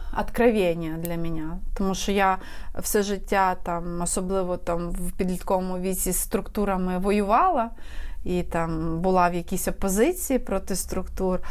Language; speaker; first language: Ukrainian; non-native, local second language; Russian